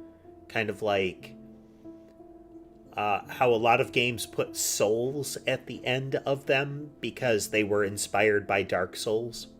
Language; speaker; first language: English; native; English